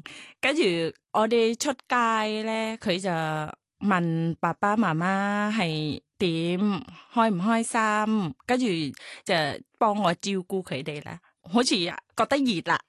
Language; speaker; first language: Cantonese; non-native, learner; Thai